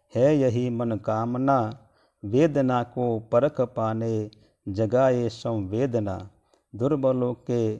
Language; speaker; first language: Hindi; non-native, local second language; Gujarati